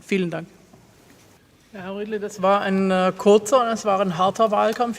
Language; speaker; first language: German; native; German